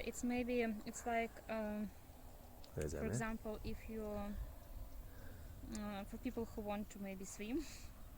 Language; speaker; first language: English; non-native, learner; Russian